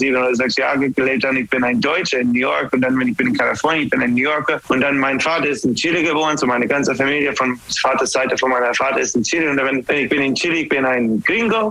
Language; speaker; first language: German; non-native, learner; English